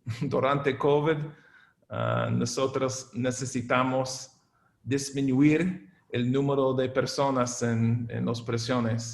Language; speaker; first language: Spanish; non-native, fluent; English